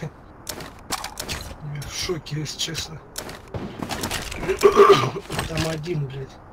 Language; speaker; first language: Russian; native; Russian